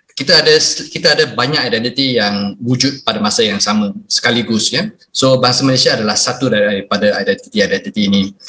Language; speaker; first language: Malay; non-native, local second language; English